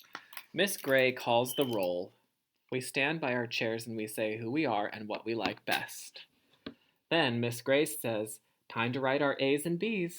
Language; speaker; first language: English; native; English